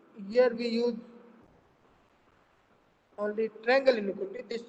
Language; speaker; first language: English; non-native, local second language; Hindi